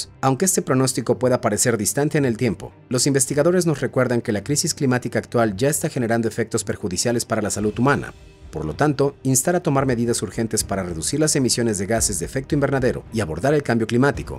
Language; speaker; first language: Spanish; native; Spanish